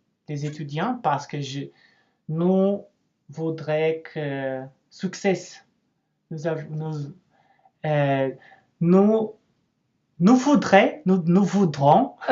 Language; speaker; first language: French; non-native, learner; English